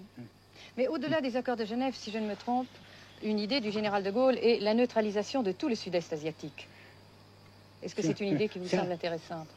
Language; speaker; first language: French; native; French